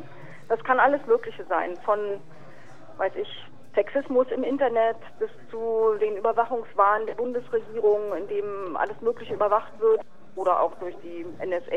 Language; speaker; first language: German; native; German